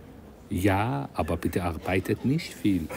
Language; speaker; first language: German; non-native, fluent; Persian